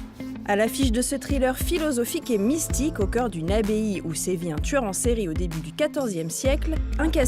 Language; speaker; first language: French; native; French